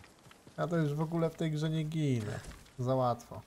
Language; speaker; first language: Polish; native; Polish